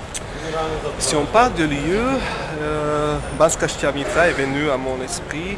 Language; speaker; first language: French; non-native, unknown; Slovak